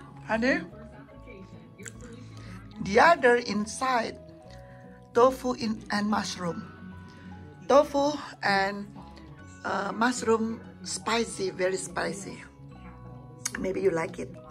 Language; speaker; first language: English; non-native, learner; Indonesian